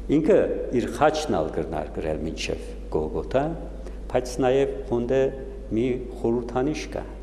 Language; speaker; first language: Armenian; early bilingual, heritage; Armenian